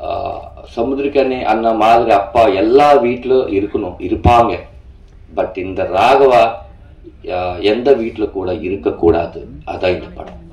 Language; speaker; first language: Tamil; non-native, learner; Telugu